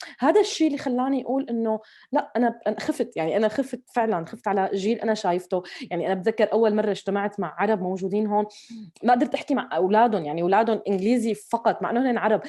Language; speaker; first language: Arabic; native; Arabic